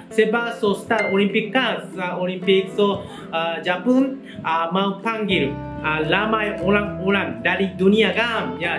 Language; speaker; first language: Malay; non-native, learner; Japanese